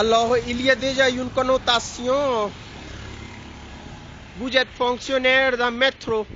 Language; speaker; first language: French; non-native, learner; Hindi